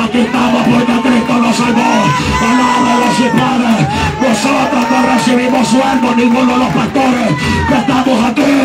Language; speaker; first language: Spanish; native; Spanish